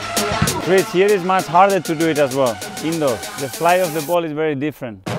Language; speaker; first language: English; non-native, fluent; Spanish